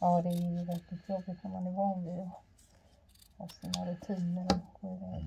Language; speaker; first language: Swedish; native; Swedish